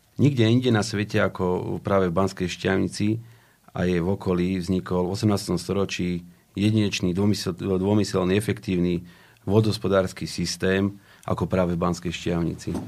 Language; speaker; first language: Slovak; native; Slovak